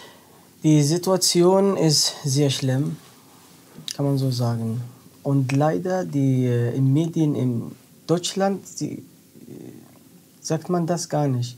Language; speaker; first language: German; non-native, learner; Arabic